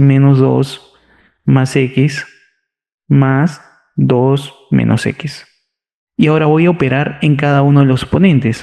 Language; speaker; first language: Spanish; native; Spanish